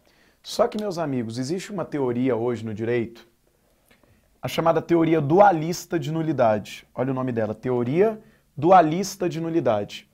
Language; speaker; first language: Portuguese; native; Portuguese